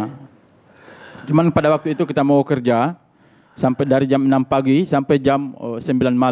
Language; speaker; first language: Indonesian; native; Indonesian